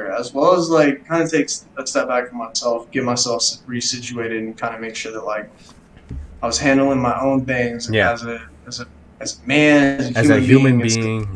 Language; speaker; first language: English; native; English